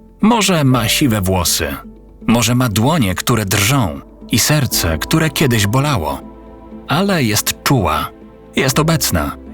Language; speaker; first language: Polish; native; Polish